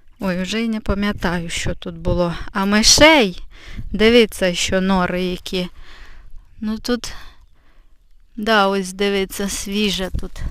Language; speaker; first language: Ukrainian; native; Ukrainian